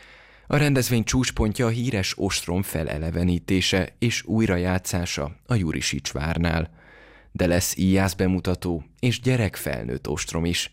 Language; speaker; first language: Hungarian; native; Hungarian